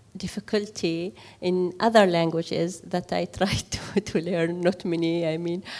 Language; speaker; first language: English; non-native, fluent; Arabic